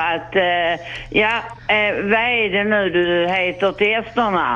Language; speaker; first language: Swedish; native; Swedish